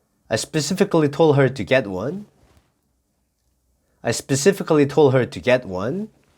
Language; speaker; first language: English; non-native, fluent; Korean